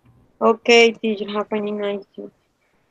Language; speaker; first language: English; non-native, learner; Spanish